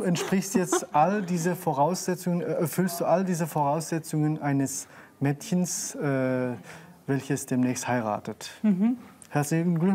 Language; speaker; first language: German; non-native, fluent; Uzbek